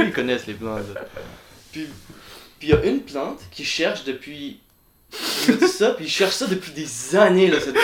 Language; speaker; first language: French; native; French